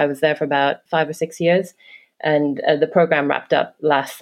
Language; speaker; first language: English; non-native, local second language; Cantonese